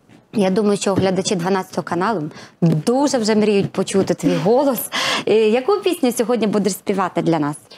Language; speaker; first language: Ukrainian; native; Ukrainian